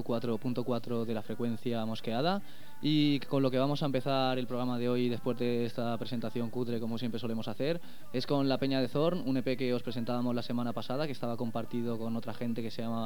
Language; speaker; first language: Spanish; native; Spanish